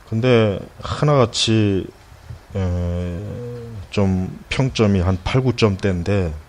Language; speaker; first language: Korean; native; Korean